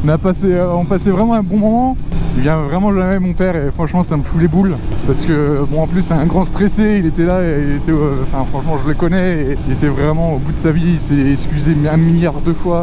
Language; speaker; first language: French; native; French